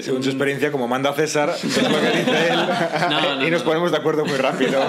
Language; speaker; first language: Spanish; native; Spanish